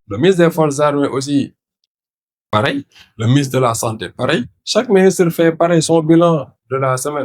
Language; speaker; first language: French; non-native, local second language; Wolof